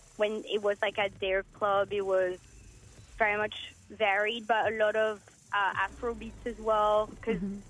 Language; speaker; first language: English; early bilingual, heritage; French